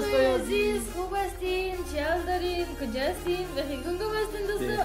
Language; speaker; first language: Persian; non-native, learner; Romanian